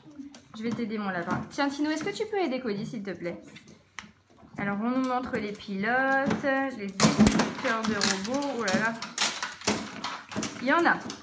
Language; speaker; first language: French; native; French